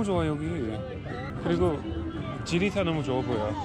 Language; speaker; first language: Korean; early bilingual, other home language; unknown